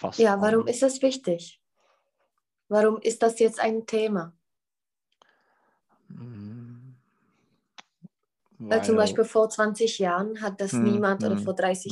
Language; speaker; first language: German; non-native, fluent; Czech